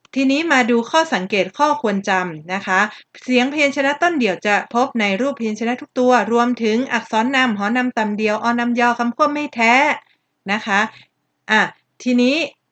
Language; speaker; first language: Thai; native; Thai